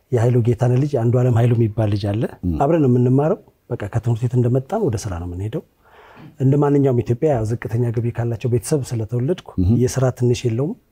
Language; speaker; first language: Amharic; native; Amharic